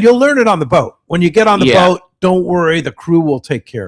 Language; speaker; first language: English; native; English